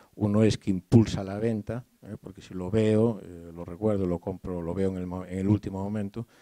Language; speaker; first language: Spanish; native; Spanish